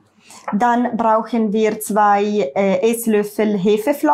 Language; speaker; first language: German; non-native, learner; Italian